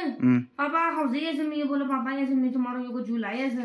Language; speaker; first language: Chinese; early bilingual, heritage; Urdu